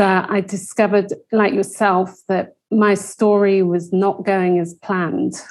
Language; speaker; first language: English; native; English